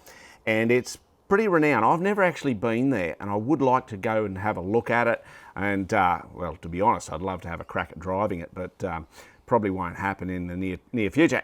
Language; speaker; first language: English; native; English